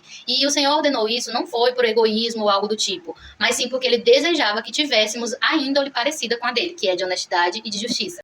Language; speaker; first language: Portuguese; native; Portuguese